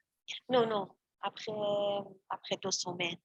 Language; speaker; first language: French; non-native, learner; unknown